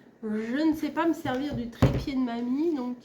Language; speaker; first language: French; native; French